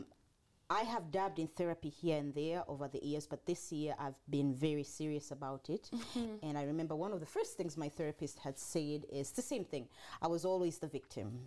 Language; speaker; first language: English; non-native, local second language; Swahili